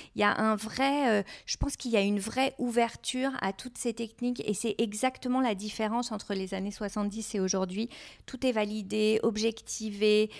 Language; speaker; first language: French; native; French